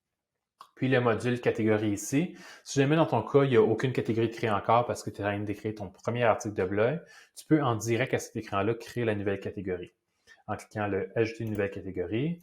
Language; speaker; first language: French; native; French